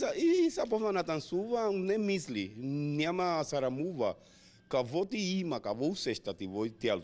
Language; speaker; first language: Bulgarian; non-native, learner; Spanish